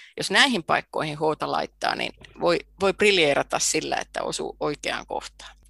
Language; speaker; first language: Finnish; native; Finnish